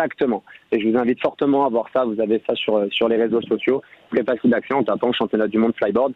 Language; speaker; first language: French; native; French